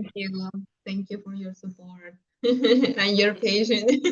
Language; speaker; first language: English; non-native, learner; Spanish